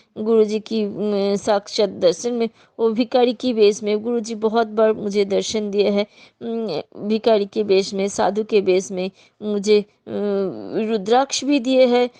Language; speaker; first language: Hindi; non-native, local second language; Bangla